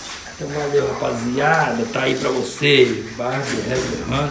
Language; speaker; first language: Portuguese; native; Portuguese